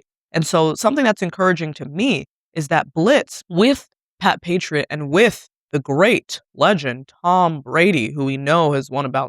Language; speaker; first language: English; native; English